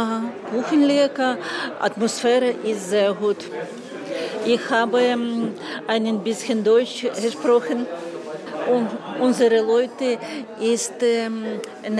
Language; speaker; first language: German; non-native, learner; Ukrainian